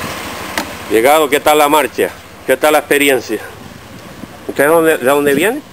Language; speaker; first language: Spanish; native; Spanish